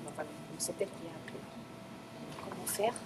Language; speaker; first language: French; non-native, local second language; Arabic